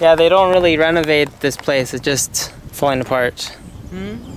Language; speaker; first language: English; native; English